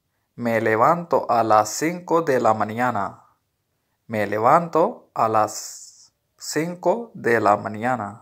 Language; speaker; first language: Spanish; non-native, learner; Urdu